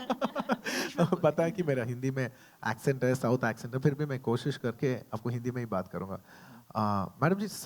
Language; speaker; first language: Hindi; non-native, local second language; Telugu